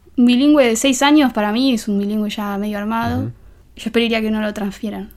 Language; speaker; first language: Spanish; native; Spanish